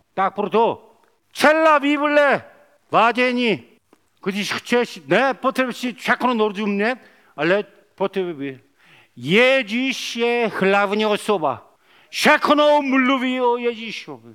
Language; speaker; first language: Czech; non-native, learner; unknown